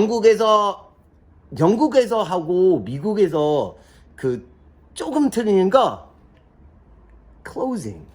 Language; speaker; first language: Korean; non-native, learner; English